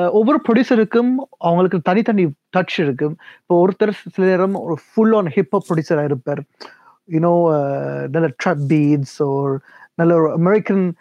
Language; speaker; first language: Tamil; early bilingual, heritage; Tamil